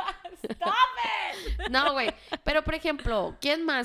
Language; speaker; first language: Spanish; early bilingual, heritage; Spanish